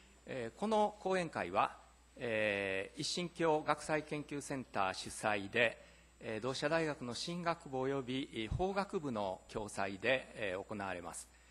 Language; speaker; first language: Japanese; native; Japanese